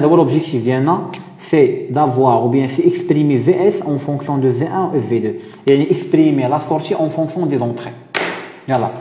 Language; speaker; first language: French; non-native, local second language; Arabic